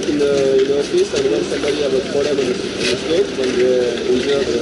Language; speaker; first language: English; non-native, learner; French